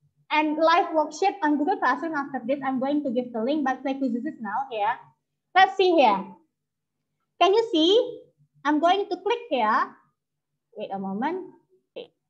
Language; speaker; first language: English; non-native, fluent; Indonesian